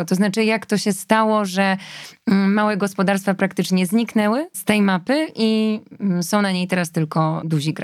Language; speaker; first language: Polish; native; Polish